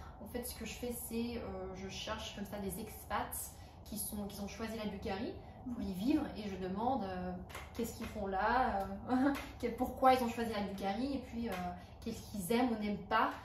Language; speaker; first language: French; non-native, fluent; Bulgarian